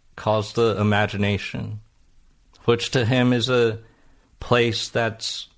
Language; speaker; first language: English; native; English